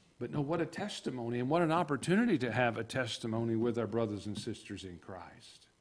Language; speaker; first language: English; native; English